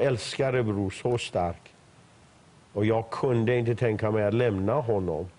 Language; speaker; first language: Swedish; non-native, fluent; Persian